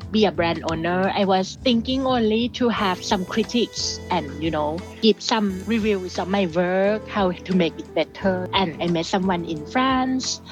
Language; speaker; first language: English; non-native, fluent; Thai